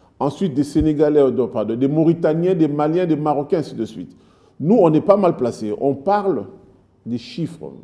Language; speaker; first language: French; non-native, local second language; Lingala